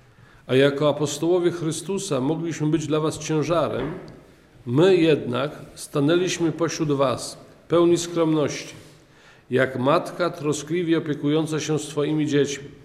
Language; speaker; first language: Polish; native; Polish